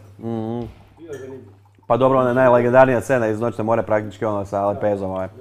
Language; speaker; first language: Croatian; native; Croatian